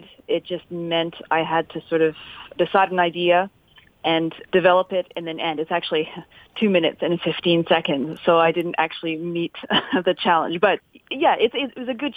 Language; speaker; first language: English; non-native, local second language; French